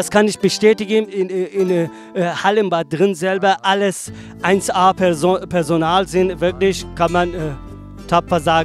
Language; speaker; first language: German; non-native, learner; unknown